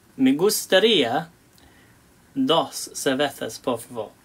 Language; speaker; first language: Spanish; non-native, learner; English